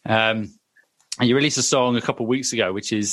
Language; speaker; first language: English; native; English